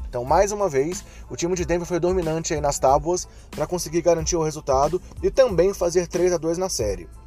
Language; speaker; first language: Portuguese; native; Portuguese